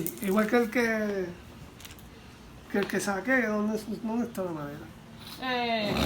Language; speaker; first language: Spanish; early bilingual, heritage; Spanish